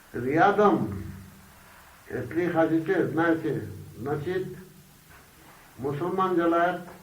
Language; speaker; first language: Russian; non-native, learner; Bangla